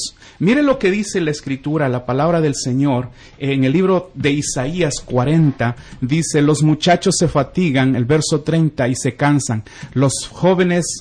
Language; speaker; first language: Spanish; native; Spanish